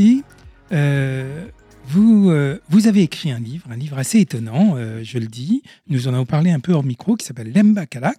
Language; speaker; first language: French; native; French